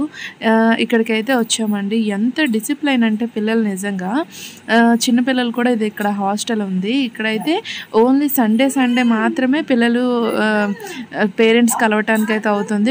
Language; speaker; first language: Telugu; native; Telugu